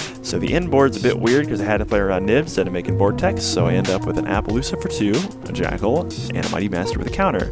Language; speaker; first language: English; native; English